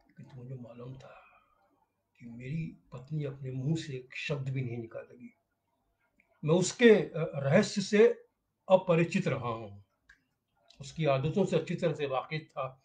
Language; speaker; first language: Hindi; native; Hindi